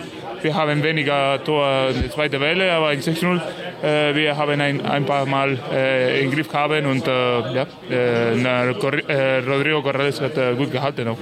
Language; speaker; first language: German; non-native, learner; Spanish